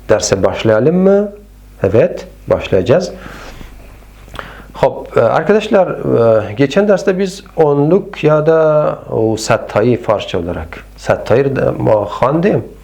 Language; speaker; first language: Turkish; non-native, fluent; Persian